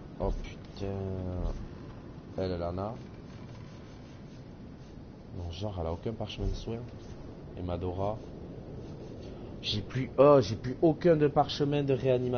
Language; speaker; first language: French; native; French